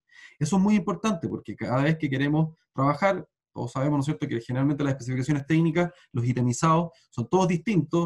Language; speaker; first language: Spanish; native; Spanish